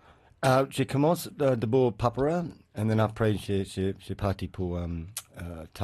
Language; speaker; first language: French; non-native, learner; English